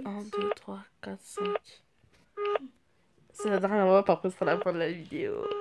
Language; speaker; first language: French; native; French